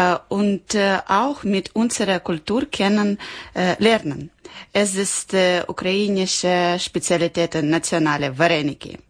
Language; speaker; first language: German; non-native, learner; Ukrainian